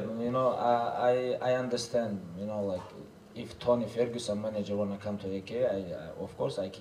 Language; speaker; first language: English; non-native, learner; Russian